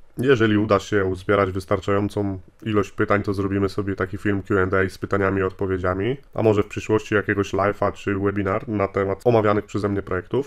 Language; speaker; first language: Polish; native; Polish